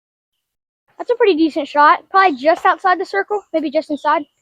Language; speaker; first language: English; native; English